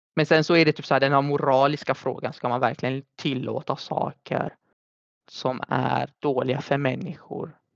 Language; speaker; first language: Swedish; early bilingual, other home language; Arabic